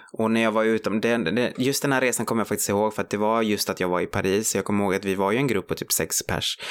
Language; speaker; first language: Swedish; early bilingual, other home language; Spanish